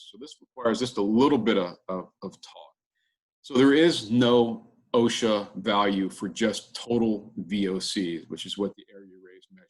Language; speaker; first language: English; native; English